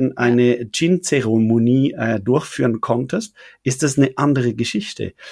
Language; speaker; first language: German; native; German